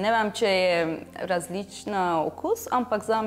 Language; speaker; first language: Slovenian; non-native, fluent; Turkish